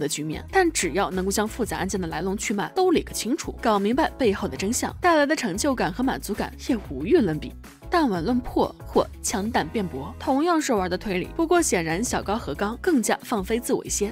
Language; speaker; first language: Chinese; native; Chinese